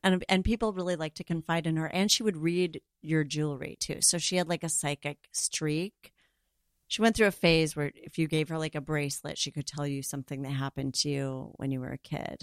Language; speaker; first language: English; native; English